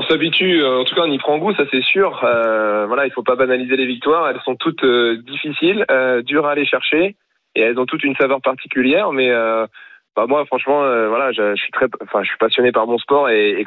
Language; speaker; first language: French; native; French